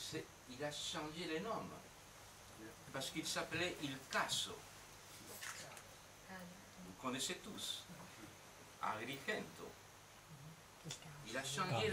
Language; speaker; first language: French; non-native, fluent; Spanish